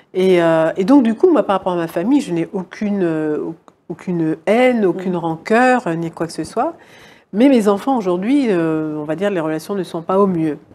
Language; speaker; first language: French; native; French